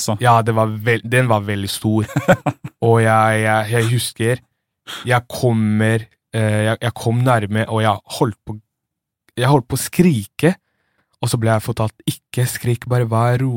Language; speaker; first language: Norwegian; early bilingual, other home language; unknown